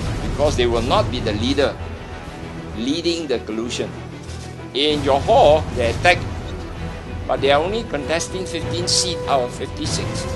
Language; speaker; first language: English; non-native, local second language; Chinese